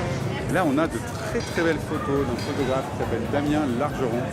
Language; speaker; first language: French; native; French